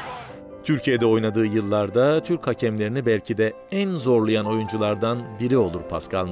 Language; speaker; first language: Turkish; native; Turkish